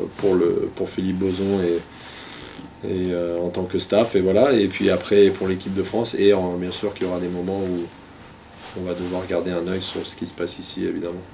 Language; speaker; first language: French; native; French